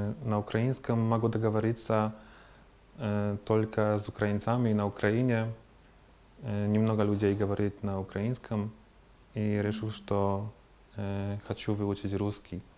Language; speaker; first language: Russian; non-native, fluent; Polish